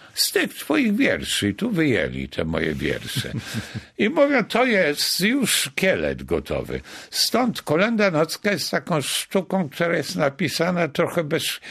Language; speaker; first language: Polish; native; Polish